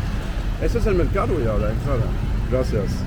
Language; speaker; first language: Spanish; non-native, learner; English